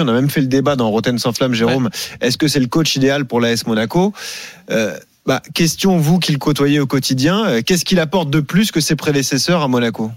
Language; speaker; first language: French; native; French